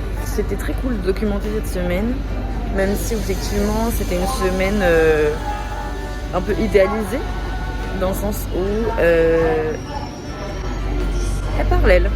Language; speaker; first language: French; native; French